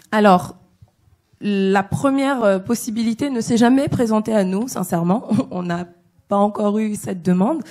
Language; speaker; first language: French; native; French